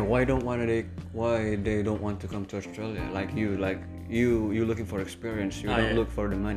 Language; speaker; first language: English; non-native, fluent; Indonesian